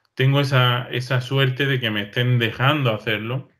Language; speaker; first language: Spanish; native; Spanish